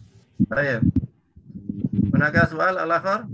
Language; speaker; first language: Arabic; non-native, learner; Indonesian